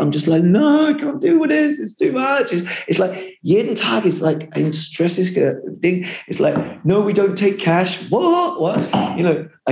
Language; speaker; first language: English; native; English